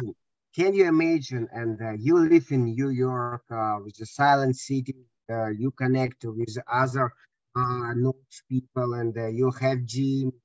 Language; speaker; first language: English; non-native, learner; Russian